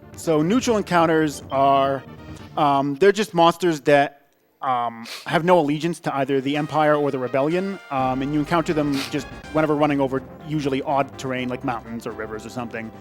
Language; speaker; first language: English; native; English